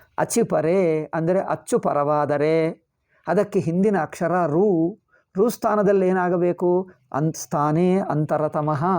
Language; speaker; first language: Kannada; native; Kannada